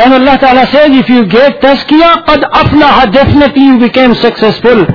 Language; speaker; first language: English; non-native, local second language; Urdu